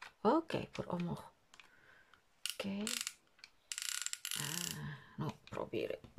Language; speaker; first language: Dutch; non-native, learner; Indonesian